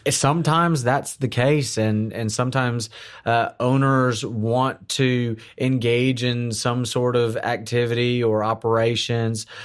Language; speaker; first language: English; native; English